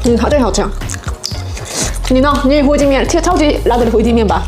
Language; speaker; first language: Chinese; non-native, learner; Korean